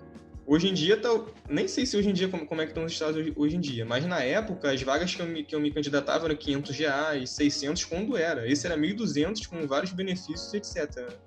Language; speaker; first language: Portuguese; native; Portuguese